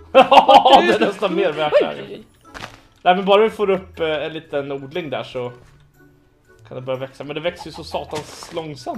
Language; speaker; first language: Swedish; native; Swedish